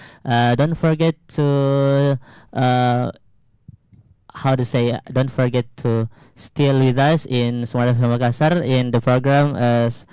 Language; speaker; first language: English; non-native, learner; Indonesian